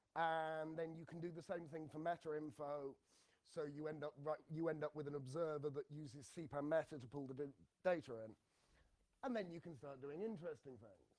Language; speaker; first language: English; native; English